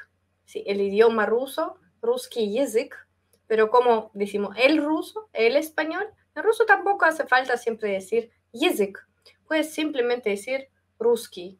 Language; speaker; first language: Spanish; non-native, fluent; Russian